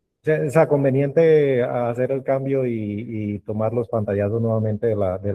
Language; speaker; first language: Spanish; native; Spanish